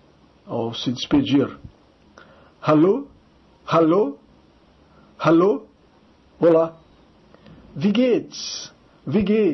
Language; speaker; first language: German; non-native, fluent; Portuguese